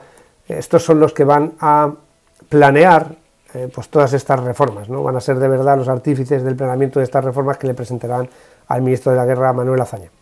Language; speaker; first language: Spanish; native; Spanish